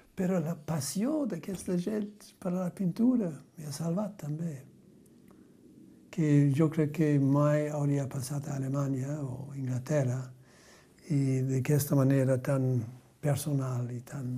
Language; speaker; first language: Catalan; non-native, fluent; German